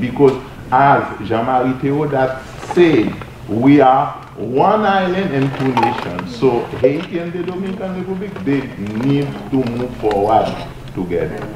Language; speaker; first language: English; non-native, fluent; Haitian Creole